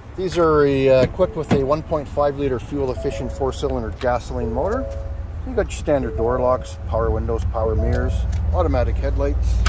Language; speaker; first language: English; native; English